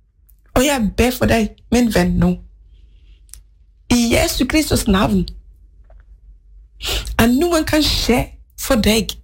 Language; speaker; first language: Norwegian; non-native, fluent; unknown